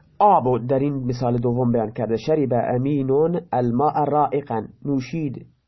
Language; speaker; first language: Persian; non-native, local second language; Baluchi